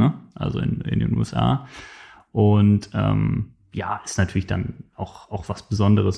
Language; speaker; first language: German; native; German